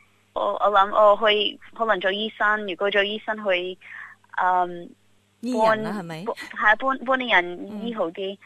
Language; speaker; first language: Cantonese; early bilingual, heritage; Cantonese